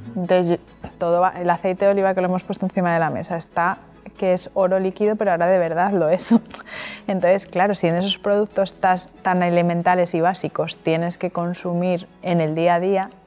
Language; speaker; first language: Spanish; native; Spanish